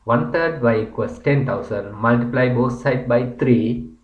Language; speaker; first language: English; non-native, local second language; Sinhala